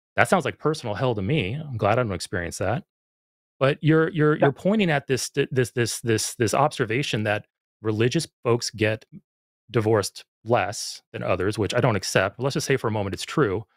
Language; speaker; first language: English; native; English